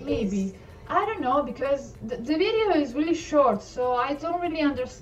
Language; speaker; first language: English; non-native, learner; Italian